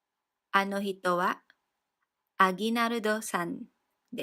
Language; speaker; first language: Japanese; non-native, fluent; Filipino